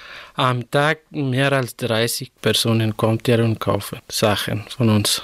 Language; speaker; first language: German; non-native, learner; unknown